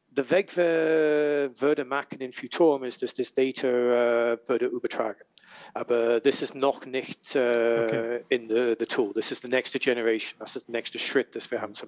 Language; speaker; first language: German; non-native, learner; English